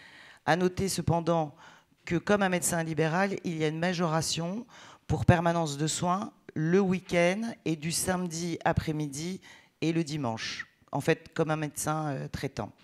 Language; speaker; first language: French; native; French